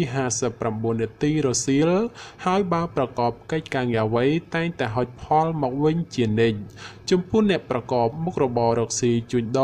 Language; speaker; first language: Khmer; native; Khmer